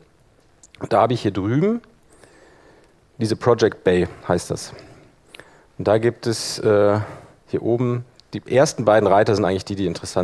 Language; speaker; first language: German; native; German